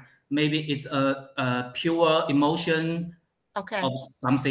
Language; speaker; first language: English; non-native, learner; Chinese